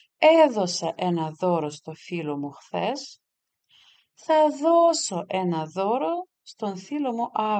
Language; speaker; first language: Greek; non-native, fluent; Russian